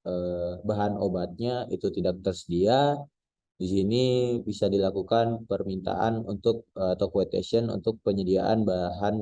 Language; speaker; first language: Indonesian; native; Indonesian